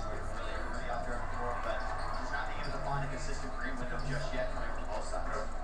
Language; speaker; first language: English; native; English